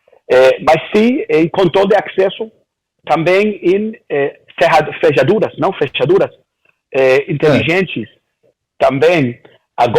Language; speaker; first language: Portuguese; early bilingual, heritage; Portuguese